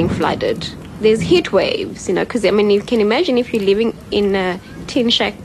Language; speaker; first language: English; non-native, local second language; Xhosa